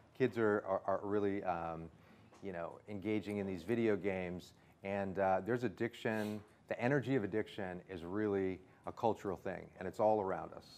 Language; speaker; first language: English; native; English